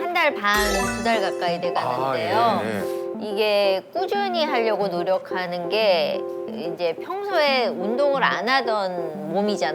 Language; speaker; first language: Korean; native; Korean